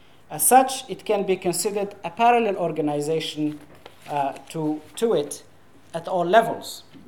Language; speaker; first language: English; non-native, fluent; Arabic